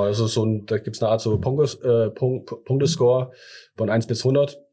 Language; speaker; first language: German; early bilingual, other home language; Thai